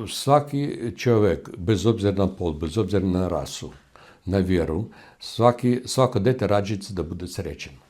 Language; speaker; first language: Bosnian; non-native, fluent; Russian